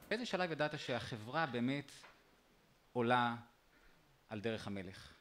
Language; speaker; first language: Hebrew; native; Hebrew